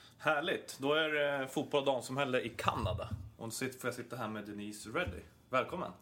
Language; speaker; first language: Swedish; native; Swedish